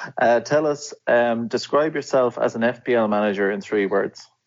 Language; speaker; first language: English; native; English